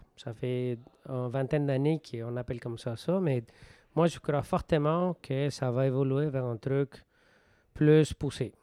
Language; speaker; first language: French; non-native, fluent; Spanish